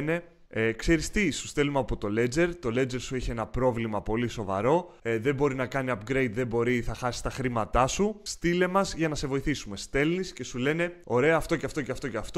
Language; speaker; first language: Greek; native; Greek